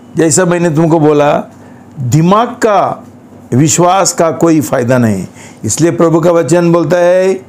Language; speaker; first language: Hindi; non-native, local second language; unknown